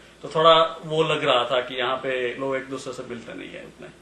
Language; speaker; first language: Hindi; native; Hindi